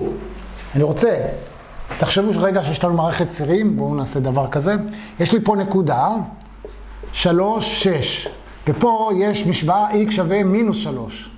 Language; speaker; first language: Hebrew; native; Hebrew